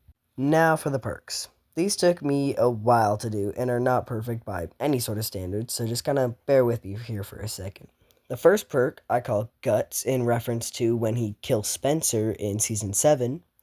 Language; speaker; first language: English; native; English